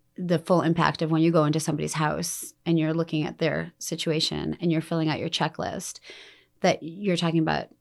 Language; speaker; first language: English; native; English